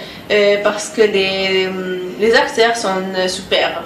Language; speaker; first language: French; non-native, learner; Italian